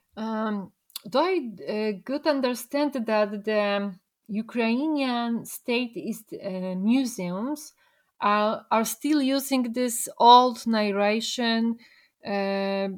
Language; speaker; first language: English; non-native, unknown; Polish